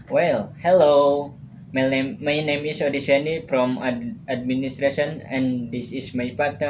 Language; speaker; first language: English; non-native, learner; Indonesian